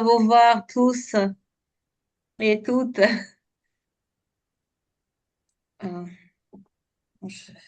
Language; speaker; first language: French; non-native, fluent; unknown